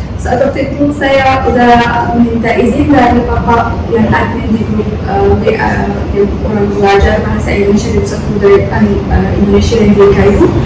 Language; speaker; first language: Indonesian; non-native, fluent; Arabic